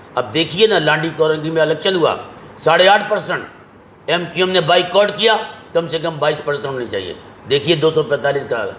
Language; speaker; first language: Urdu; native; Urdu